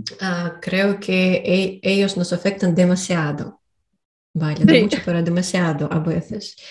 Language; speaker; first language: Spanish; non-native, learner; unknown